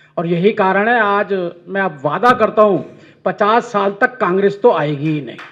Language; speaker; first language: Hindi; native; Hindi